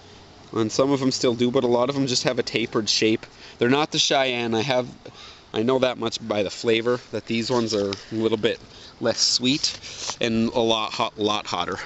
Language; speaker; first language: English; native; English